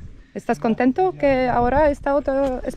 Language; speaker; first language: Spanish; non-native, learner; Polish